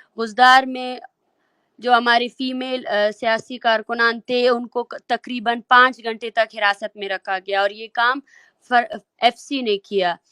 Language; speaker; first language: Urdu; non-native, local second language; Baluchi